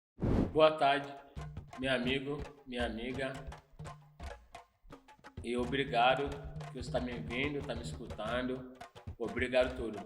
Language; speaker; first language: Portuguese; non-native, fluent; Yoruba